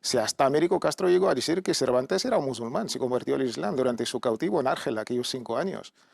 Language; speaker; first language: Spanish; non-native, fluent; Arabic